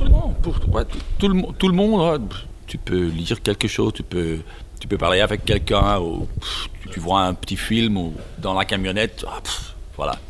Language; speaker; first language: French; non-native, learner; Dutch